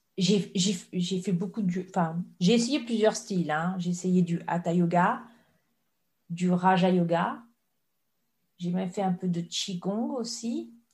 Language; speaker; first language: French; native; French